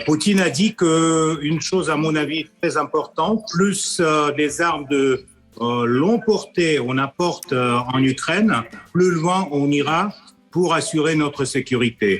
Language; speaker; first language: French; non-native, fluent; Russian